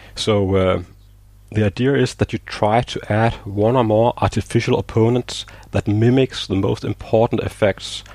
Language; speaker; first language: English; non-native, fluent; Danish